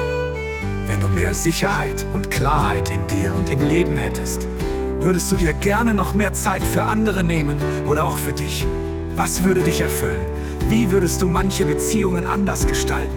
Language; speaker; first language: German; native; German